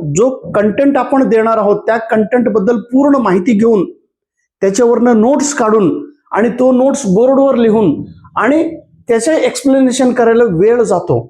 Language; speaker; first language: Marathi; non-native, local second language; Kannada